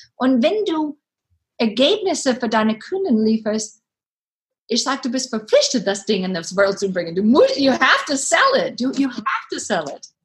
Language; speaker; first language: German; non-native, learner; English